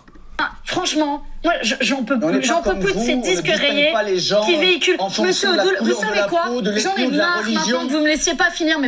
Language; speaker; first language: French; native; French